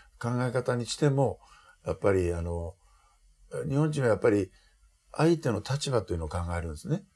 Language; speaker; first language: Japanese; native; Japanese